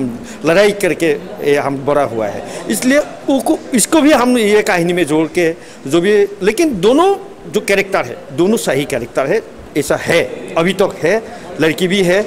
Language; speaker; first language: Hindi; non-native, local second language; Assamese